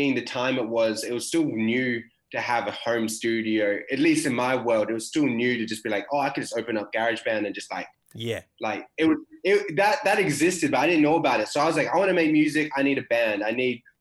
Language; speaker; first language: English; native; English